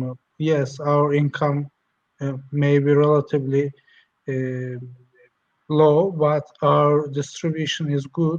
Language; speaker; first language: English; non-native, learner; Turkish